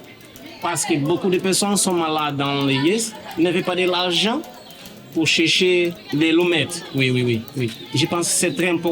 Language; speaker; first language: French; non-native, learner; Portuguese